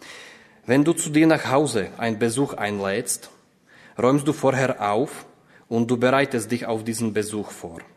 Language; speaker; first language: German; non-native, fluent; Slovak